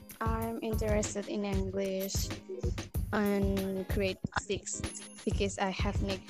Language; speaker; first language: English; non-native, learner; Indonesian